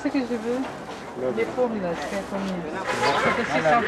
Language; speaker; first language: French; non-native, fluent; Russian